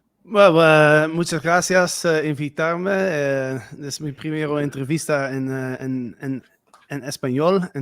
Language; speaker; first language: Spanish; non-native, fluent; Dutch